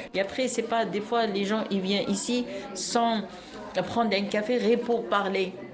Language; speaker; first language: French; non-native, local second language; Arabic